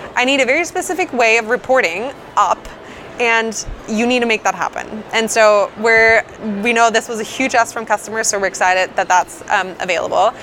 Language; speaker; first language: English; non-native, fluent; German